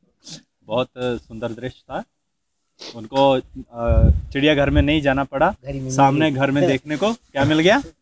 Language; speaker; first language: Hindi; native; Hindi